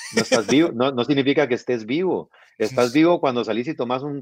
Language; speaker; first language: Spanish; native; Spanish